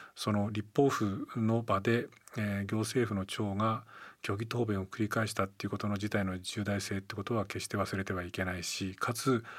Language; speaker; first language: Japanese; native; Japanese